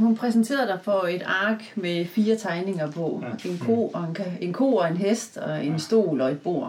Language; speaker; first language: Danish; native; Danish